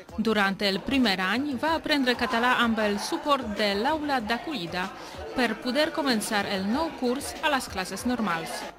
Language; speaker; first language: Catalan; native; Catalan